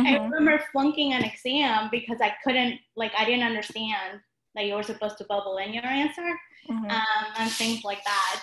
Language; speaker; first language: English; non-native, fluent; Spanish